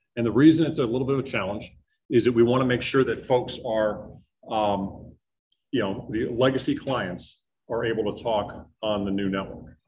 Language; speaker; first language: English; native; English